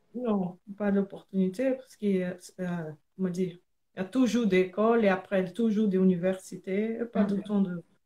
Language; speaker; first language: French; non-native, learner; Portuguese